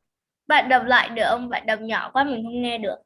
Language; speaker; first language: Vietnamese; native; Vietnamese